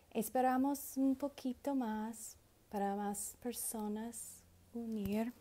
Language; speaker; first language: Spanish; non-native, learner; English